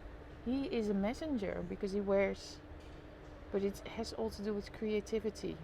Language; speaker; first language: English; non-native, fluent; Dutch